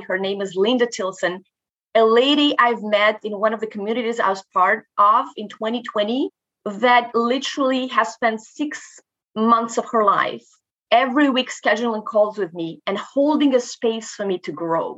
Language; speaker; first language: English; non-native, fluent; Romanian